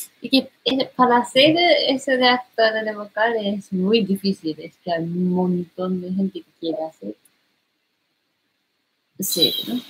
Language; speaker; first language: Spanish; non-native, learner; Japanese